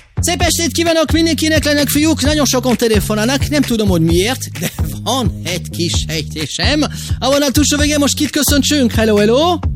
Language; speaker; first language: Hungarian; non-native, fluent; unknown